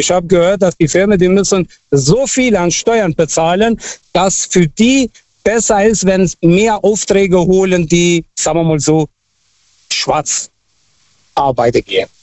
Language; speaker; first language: German; non-native, local second language; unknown